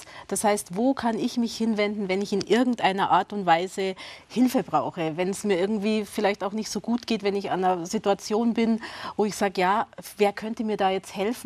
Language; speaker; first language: German; native; German